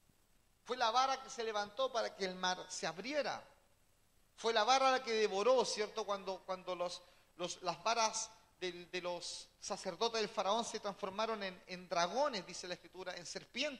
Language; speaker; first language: Spanish; native; Spanish